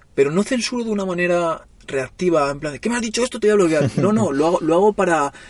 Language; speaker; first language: Spanish; native; Spanish